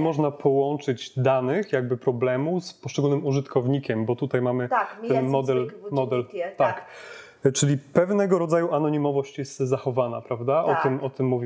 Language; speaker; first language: Polish; native; Polish